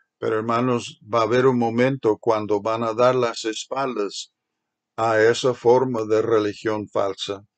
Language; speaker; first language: Spanish; non-native, fluent; English